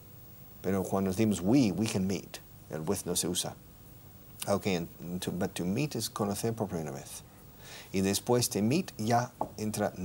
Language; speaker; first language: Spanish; non-native, fluent; English